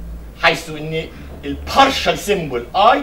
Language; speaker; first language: Arabic; native; Arabic